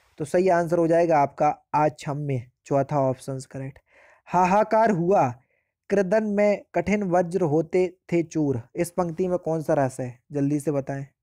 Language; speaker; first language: Hindi; native; Hindi